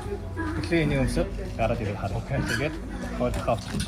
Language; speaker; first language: Mongolian; non-native, learner; Korean